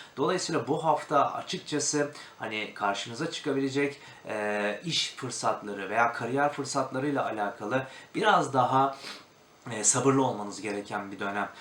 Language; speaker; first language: Turkish; native; Turkish